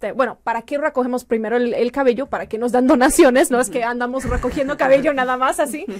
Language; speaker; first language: Spanish; non-native, fluent; English